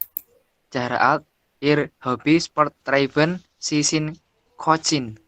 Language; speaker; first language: German; non-native, learner; Indonesian